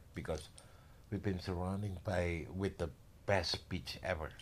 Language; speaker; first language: English; non-native, learner; Indonesian